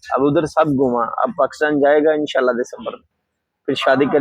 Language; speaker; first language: Hindi; non-native, local second language; Punjabi